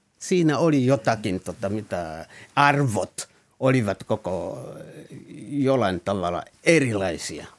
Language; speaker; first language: Finnish; non-native, fluent; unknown